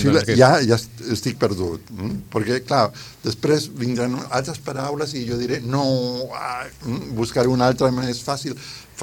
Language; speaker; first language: Catalan; non-native, fluent; Spanish